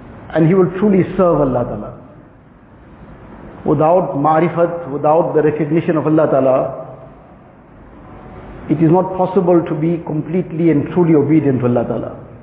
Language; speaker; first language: English; native; English